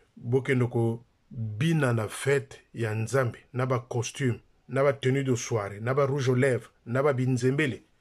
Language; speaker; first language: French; non-native, local second language; Lingala